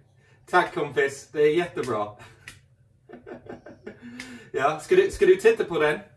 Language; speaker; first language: Swedish; non-native, fluent; English